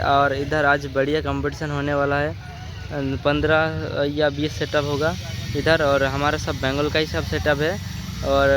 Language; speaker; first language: Hindi; non-native, local second language; Bangla